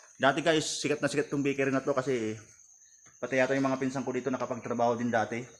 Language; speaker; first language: Filipino; native; Filipino